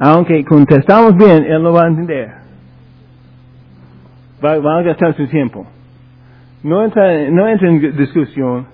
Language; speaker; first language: Spanish; non-native, fluent; English